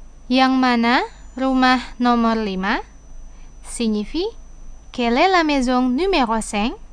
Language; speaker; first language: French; non-native, fluent; Indonesian